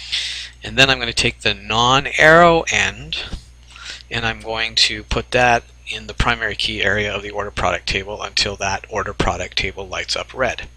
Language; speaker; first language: English; native; English